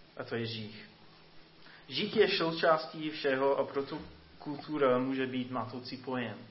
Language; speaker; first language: Czech; non-native, fluent; English